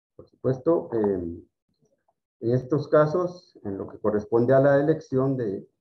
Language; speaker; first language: Spanish; native; Spanish